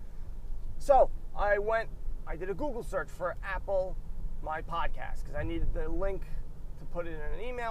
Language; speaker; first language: English; native; English